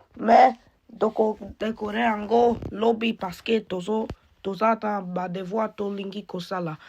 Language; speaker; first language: Lingala; early bilingual, heritage; Lingala